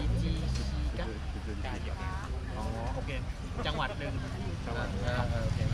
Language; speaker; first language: Thai; native; Thai